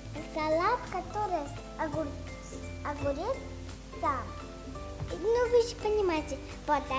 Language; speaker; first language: Russian; non-native, learner; Tajik